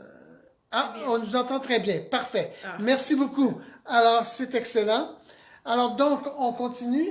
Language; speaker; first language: French; native; French